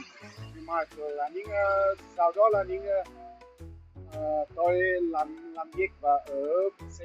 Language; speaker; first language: Vietnamese; non-native, learner; Russian